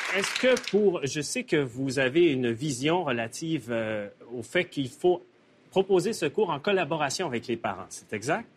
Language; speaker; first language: French; native; French